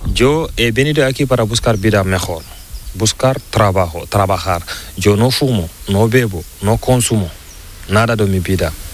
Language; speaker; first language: Spanish; non-native, learner; Fula